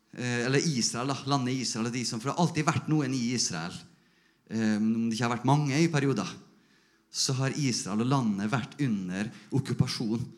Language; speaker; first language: Norwegian; native; Norwegian